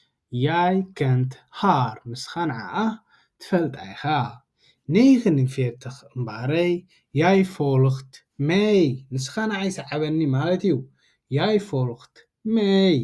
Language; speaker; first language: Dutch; non-native, learner; Tigrinya